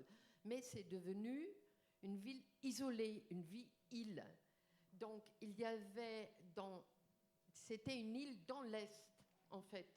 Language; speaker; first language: French; non-native, fluent; German